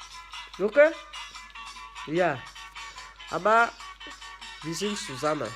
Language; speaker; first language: German; non-native, learner; French